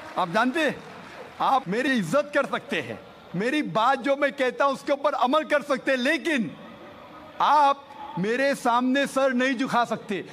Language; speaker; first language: Urdu; non-native, local second language; Konkani